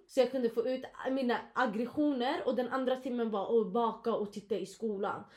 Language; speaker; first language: Swedish; early bilingual, other home language; Kurdish